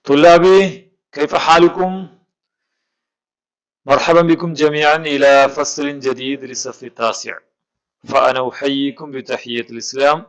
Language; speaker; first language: Arabic; non-native, fluent; Malayalam